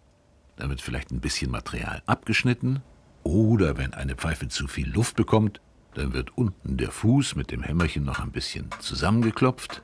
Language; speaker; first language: German; native; German